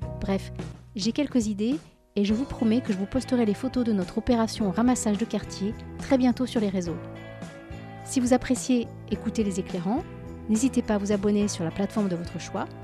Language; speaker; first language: French; native; French